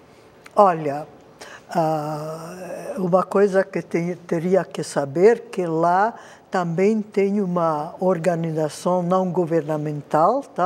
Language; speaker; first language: Portuguese; non-native, fluent; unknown